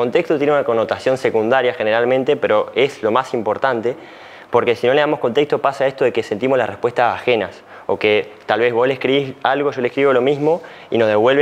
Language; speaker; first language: Spanish; native; Spanish